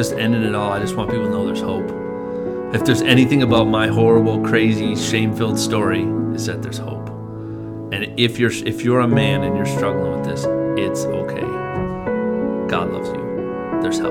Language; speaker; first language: English; native; English